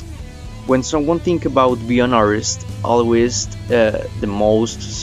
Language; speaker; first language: English; non-native, learner; Spanish